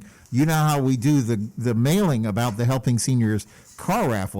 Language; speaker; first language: English; native; English